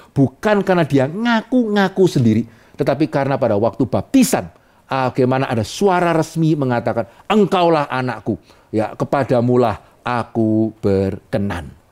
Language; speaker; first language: Indonesian; native; Indonesian